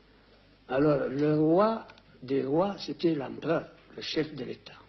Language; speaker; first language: French; non-native, fluent; Amharic